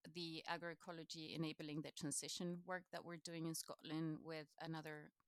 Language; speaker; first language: English; non-native, fluent; Spanish